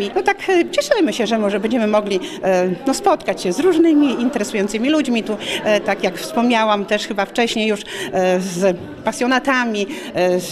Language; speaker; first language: Polish; native; Polish